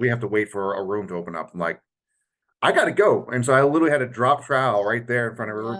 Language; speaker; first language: English; native; English